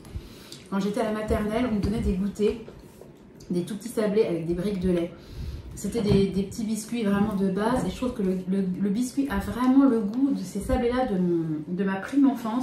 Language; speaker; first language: French; native; French